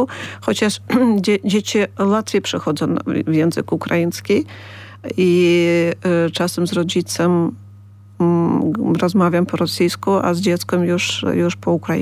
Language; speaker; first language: Polish; non-native, fluent; Ukrainian